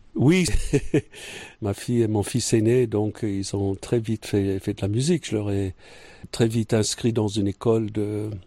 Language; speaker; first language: French; non-native, fluent; English